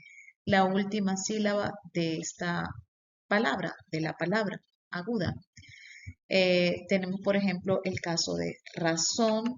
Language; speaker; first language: Spanish; native; Spanish